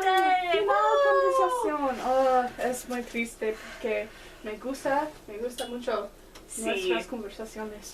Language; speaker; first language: Spanish; non-native, learner; English